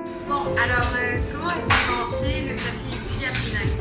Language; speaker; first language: French; non-native, local second language; Japanese